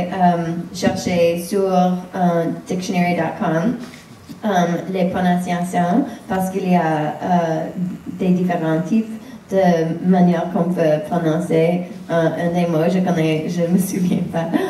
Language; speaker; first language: French; non-native, fluent; English